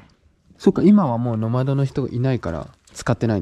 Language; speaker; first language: Japanese; native; Japanese